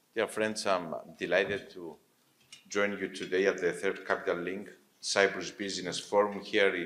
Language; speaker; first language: English; non-native, fluent; Greek